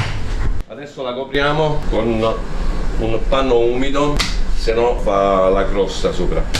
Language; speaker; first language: Italian; native; Italian